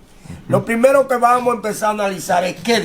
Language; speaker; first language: Spanish; native; Spanish